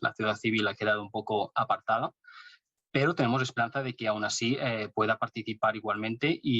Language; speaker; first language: Spanish; native; Spanish